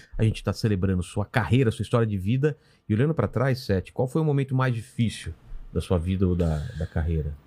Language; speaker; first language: Portuguese; native; Portuguese